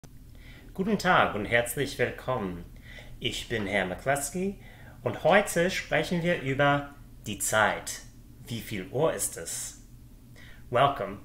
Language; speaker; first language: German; non-native, fluent; English